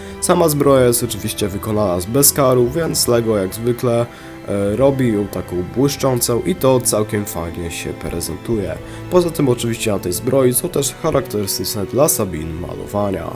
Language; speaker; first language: Polish; native; Polish